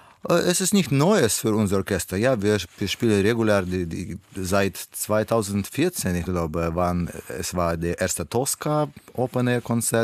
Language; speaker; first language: German; non-native, learner; Russian